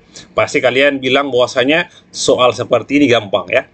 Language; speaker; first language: Indonesian; native; Indonesian